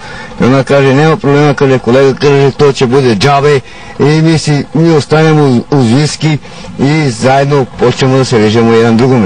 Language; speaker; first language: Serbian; non-native, local second language; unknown